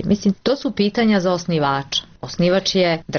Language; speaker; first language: Croatian; native; Croatian